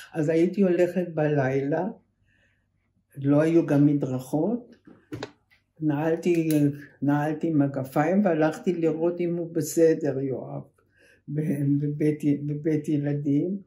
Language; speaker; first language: Hebrew; early bilingual, other home language; German